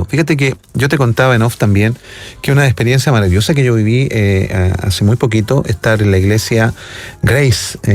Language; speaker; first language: Spanish; native; Spanish